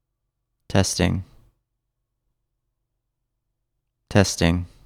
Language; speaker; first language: English; native; English